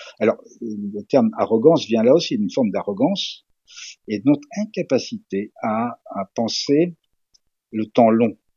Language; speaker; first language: French; early bilingual, other home language; Serbian